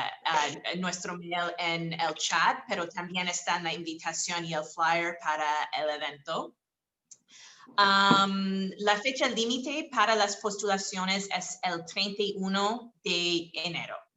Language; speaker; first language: Spanish; non-native, fluent; English